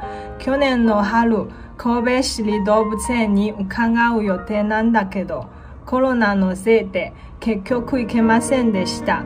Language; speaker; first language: Japanese; non-native, fluent; Chinese